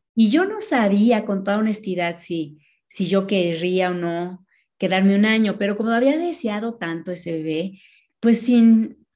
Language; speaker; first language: Spanish; native; Spanish